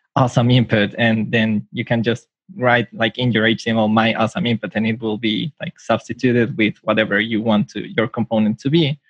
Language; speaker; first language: English; non-native, fluent; Spanish